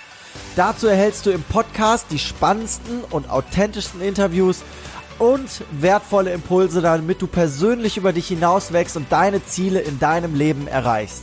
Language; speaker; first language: German; native; German